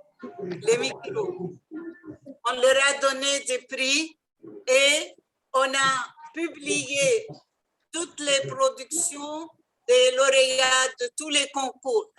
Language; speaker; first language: French; non-native, local second language; Arabic